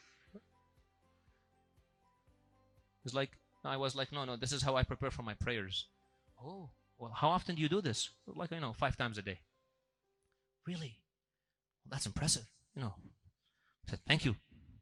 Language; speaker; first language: English; native; English